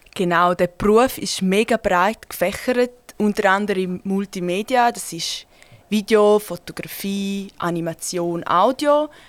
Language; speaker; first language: German; native; German